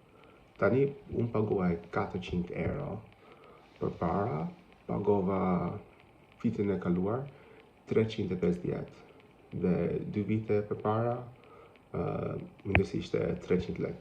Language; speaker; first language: Albanian; non-native, learner; English